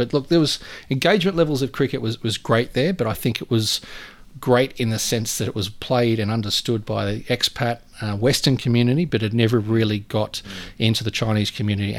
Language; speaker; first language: English; native; English